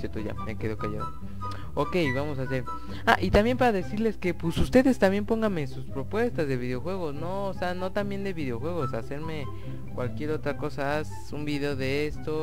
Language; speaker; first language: Spanish; native; Spanish